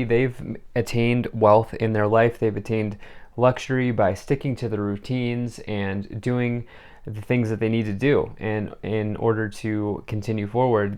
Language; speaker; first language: English; native; English